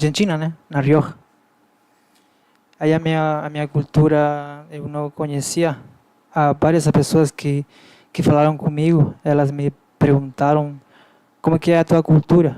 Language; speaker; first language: Portuguese; non-native, learner; Spanish